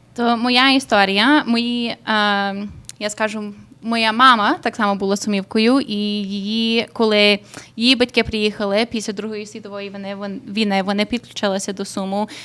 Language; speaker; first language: Ukrainian; early bilingual, heritage; Ukrainian